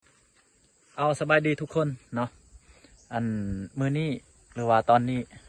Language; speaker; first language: Thai; non-native, local second language; Lao